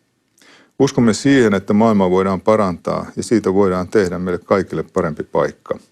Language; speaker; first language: Finnish; native; Finnish